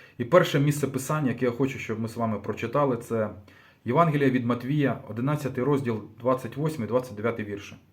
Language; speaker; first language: Ukrainian; native; Ukrainian